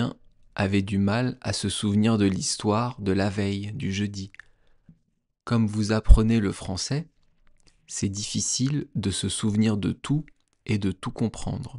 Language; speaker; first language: French; native; French